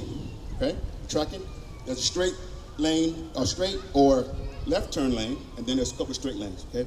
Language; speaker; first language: English; native; English